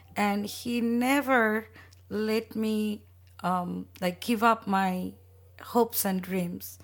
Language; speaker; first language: English; non-native, local second language; Bangla